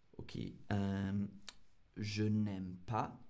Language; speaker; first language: French; non-native, learner; English